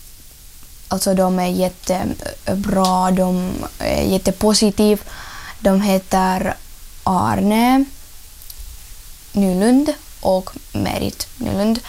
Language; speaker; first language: Swedish; non-native, learner; Russian